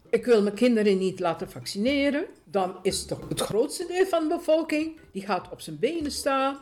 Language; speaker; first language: Dutch; native; Dutch